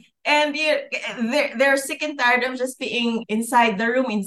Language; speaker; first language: English; non-native, local second language; Filipino